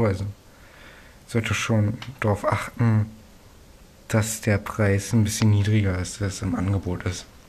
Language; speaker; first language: German; native; German